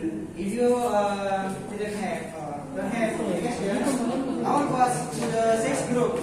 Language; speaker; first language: English; non-native, fluent; Indonesian